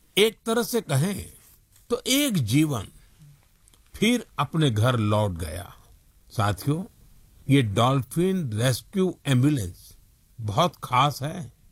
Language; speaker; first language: Hindi; non-native, local second language; Gujarati